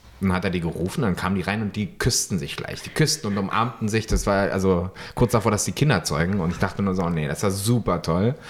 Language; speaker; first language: German; native; German